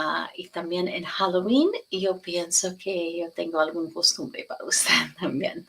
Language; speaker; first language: Spanish; non-native, learner; English